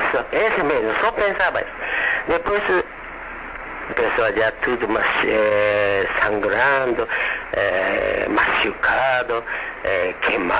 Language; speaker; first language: Portuguese; non-native, learner; Japanese